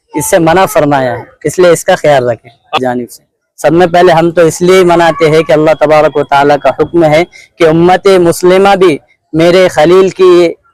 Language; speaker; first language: Urdu; native; Urdu